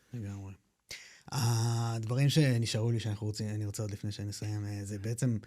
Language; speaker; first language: Hebrew; native; Hebrew